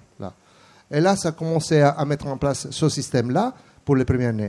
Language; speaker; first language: French; non-native, fluent; Italian